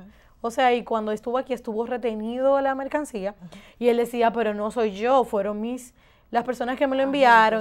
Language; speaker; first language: Spanish; native; Spanish